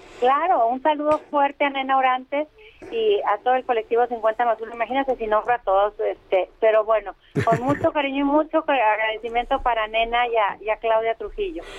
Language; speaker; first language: Spanish; native; Spanish